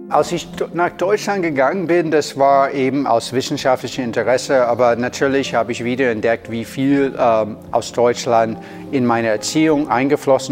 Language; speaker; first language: German; non-native, fluent; English